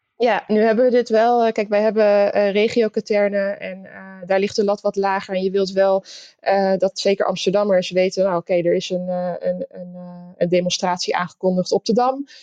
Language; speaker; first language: Dutch; native; Dutch